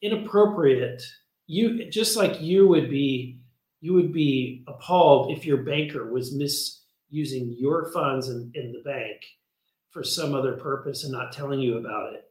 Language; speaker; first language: English; native; English